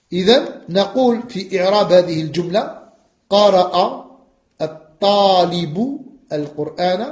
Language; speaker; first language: Arabic; non-native, fluent; French